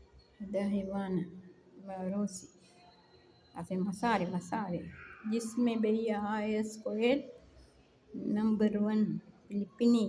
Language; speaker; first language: Arabic; non-native, learner; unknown